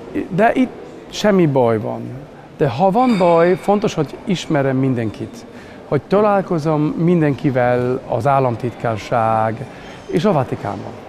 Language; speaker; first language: Hungarian; non-native, learner; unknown